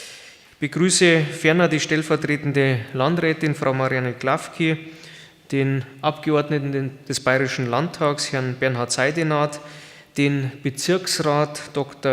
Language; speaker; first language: German; native; German